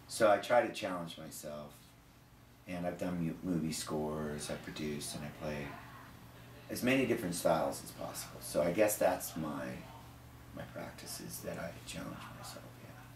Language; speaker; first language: English; native; English